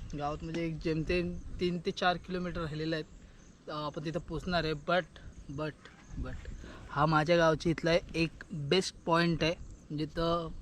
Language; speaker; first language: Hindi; non-native, local second language; Marathi